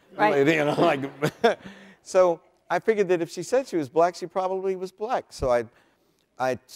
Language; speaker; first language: English; native; English